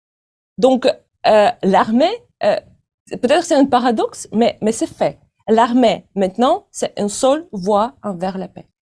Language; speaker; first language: French; non-native, fluent; Ukrainian